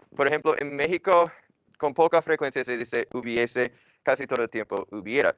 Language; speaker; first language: Spanish; non-native, fluent; English